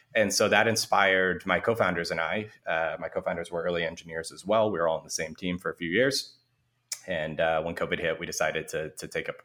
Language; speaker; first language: English; native; English